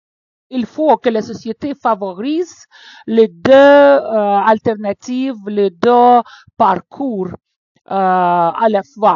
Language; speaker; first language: French; non-native, fluent; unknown